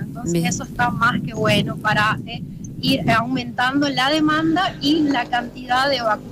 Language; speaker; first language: Spanish; native; Spanish